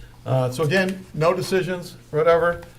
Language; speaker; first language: English; native; English